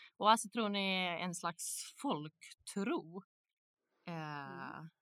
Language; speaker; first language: Swedish; non-native, fluent; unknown